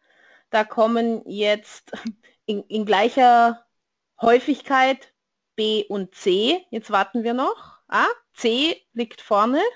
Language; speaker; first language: German; native; German